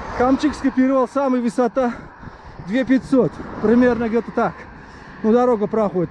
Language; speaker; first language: Russian; non-native, local second language; Uzbek